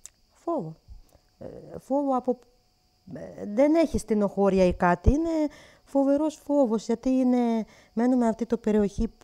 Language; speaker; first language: Greek; non-native, learner; Ukrainian